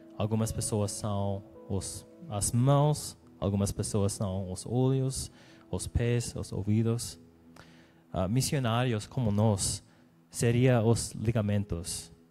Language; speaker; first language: Portuguese; non-native, learner; English